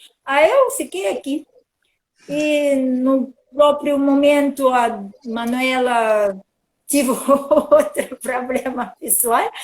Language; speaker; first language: Portuguese; non-native, learner; Russian